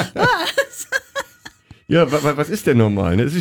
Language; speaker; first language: German; native; German